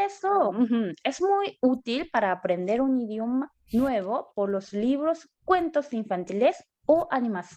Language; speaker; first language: Spanish; non-native, learner; Korean